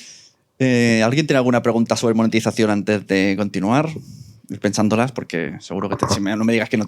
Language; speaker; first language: Spanish; native; Spanish